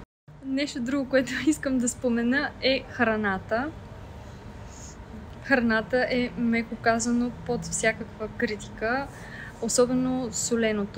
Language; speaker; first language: Bulgarian; native; Bulgarian